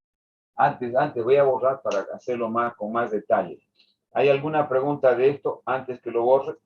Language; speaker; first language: Spanish; native; Spanish